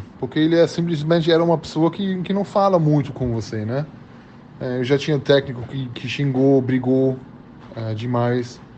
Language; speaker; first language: Portuguese; early bilingual, heritage; German